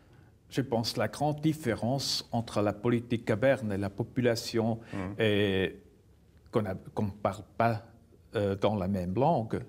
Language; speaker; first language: French; non-native, local second language; German